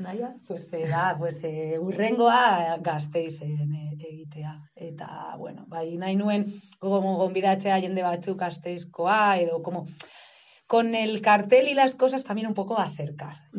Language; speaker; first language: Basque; non-native, local second language; Spanish